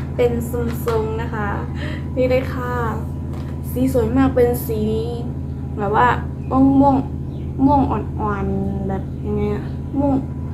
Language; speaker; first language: Thai; non-native, local second language; Khün